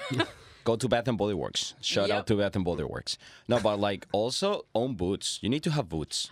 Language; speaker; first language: English; non-native, fluent; Spanish